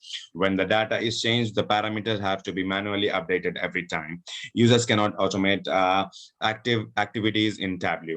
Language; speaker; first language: English; non-native, local second language; Urdu